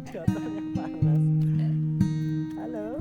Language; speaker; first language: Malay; non-native, local second language; Javanese